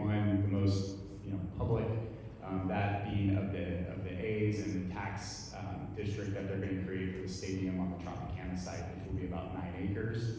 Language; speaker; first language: English; native; English